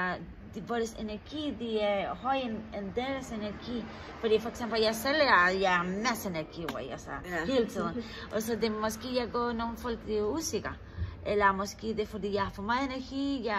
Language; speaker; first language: Danish; non-native, learner; Spanish